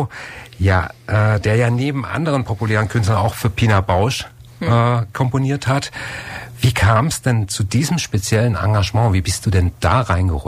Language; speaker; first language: German; native; German